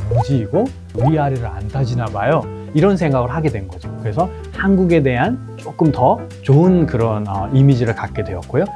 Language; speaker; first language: Korean; non-native, fluent; Nepali